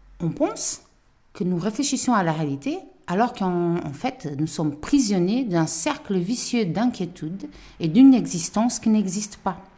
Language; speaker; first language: French; non-native, fluent; Portuguese